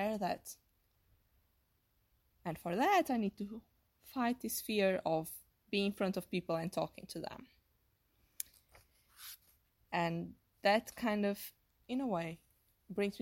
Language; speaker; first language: English; non-native, fluent; Portuguese